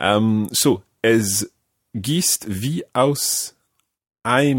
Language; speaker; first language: German; non-native, learner; English